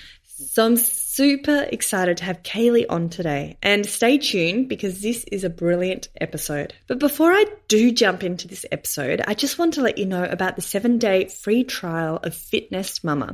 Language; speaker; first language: English; native; English